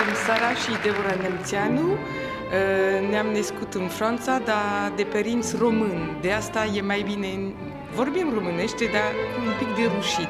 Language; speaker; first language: Romanian; early bilingual, heritage; Romanian